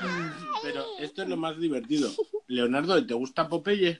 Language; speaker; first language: Spanish; native; Spanish